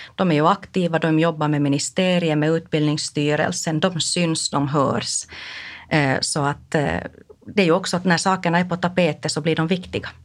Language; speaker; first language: Swedish; non-native, local second language; Finnish